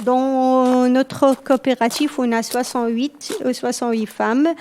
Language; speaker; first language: French; non-native, local second language; Berber languages